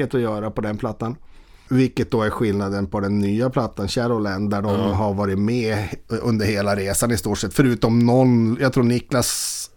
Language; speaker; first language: Swedish; native; Swedish